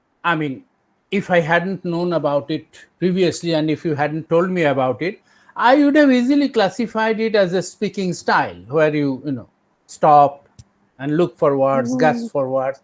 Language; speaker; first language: English; non-native, local second language; Bangla